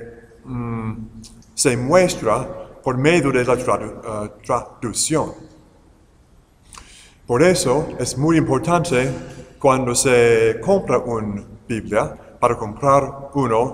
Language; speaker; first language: Spanish; non-native, fluent; English